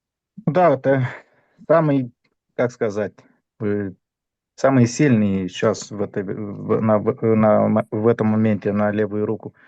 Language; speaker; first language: Russian; non-native, fluent; Romanian